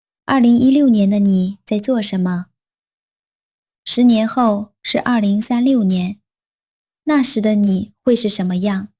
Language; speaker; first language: Chinese; non-native, fluent; Vietnamese